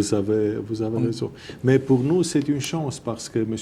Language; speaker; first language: French; non-native, fluent; Romanian